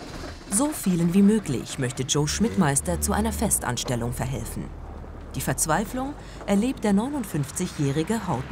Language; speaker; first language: German; native; German